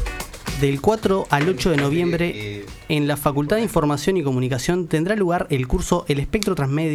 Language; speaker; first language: Spanish; native; Spanish